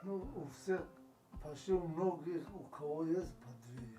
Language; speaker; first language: Russian; non-native, local second language; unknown